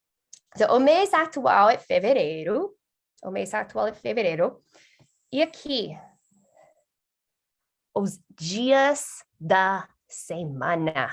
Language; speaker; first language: Portuguese; non-native, fluent; English